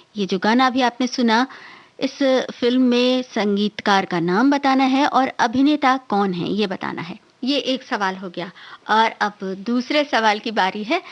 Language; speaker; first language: Hindi; native; Hindi